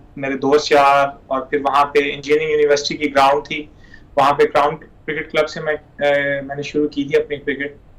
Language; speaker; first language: Urdu; non-native, local second language; Punjabi